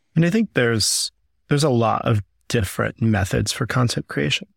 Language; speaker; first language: English; native; English